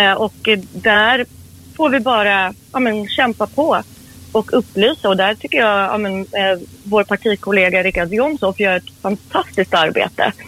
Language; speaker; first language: Swedish; early bilingual, other home language; Persian